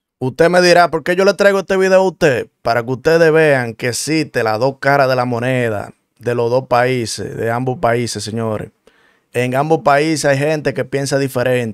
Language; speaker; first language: Spanish; native; Spanish